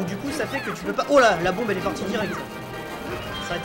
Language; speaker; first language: French; native; French